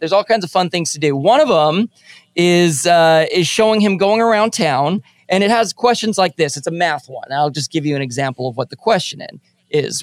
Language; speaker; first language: English; native; English